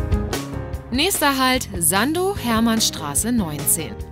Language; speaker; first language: German; native; German